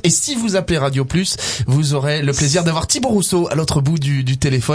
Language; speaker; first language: French; native; French